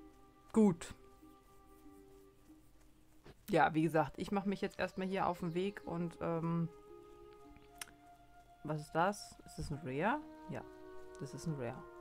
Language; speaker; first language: German; native; German